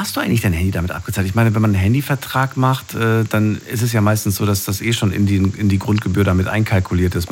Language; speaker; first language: German; native; German